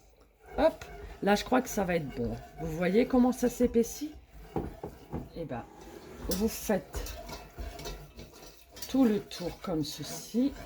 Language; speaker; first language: French; native; French